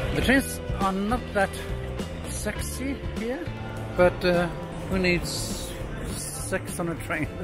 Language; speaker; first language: English; non-native, fluent; Swedish